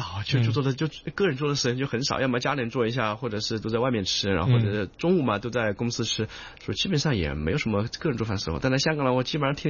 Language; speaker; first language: Chinese; native; Chinese